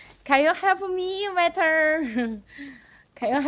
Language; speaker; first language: English; non-native, learner; Chinese